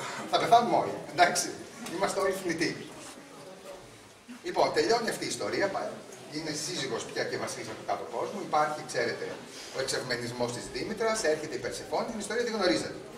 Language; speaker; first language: Greek; native; Greek